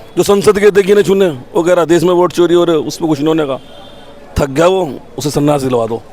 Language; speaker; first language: Hindi; native; Hindi